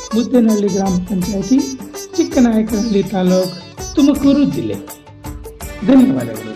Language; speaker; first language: Kannada; non-native, local second language; Lambadi